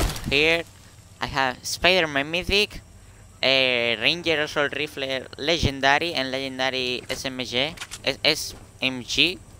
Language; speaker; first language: English; non-native, learner; Spanish